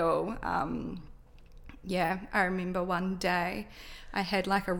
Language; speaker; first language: English; native; English